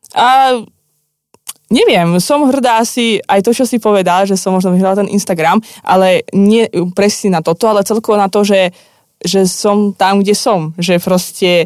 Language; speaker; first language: Slovak; non-native, fluent; Russian